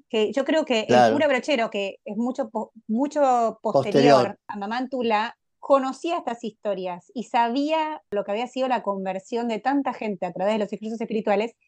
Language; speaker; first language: Spanish; native; Spanish